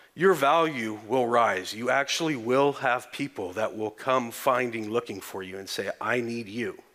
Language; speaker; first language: English; native; English